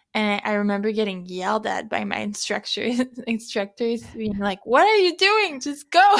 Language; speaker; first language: English; non-native, fluent; French